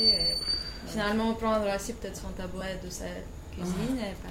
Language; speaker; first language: French; non-native, fluent; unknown